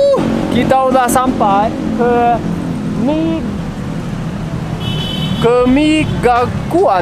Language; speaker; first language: Indonesian; non-native, fluent; Norwegian